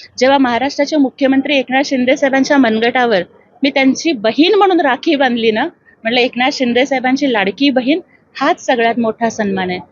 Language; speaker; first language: Marathi; non-native, local second language; Telugu